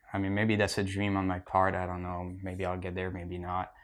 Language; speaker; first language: English; non-native, fluent; French